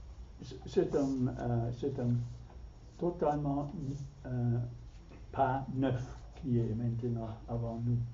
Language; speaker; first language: French; non-native, fluent; German